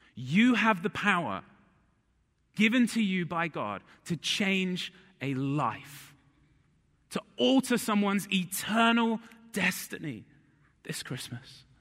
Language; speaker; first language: English; native; English